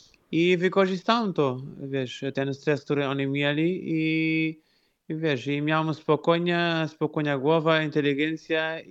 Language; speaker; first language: Polish; non-native, fluent; Portuguese